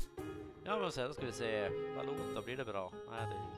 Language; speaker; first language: Swedish; native; Swedish